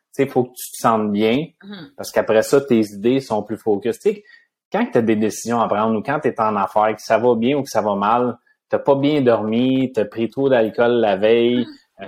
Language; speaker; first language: French; native; French